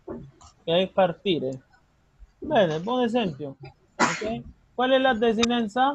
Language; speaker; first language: Italian; non-native, fluent; Spanish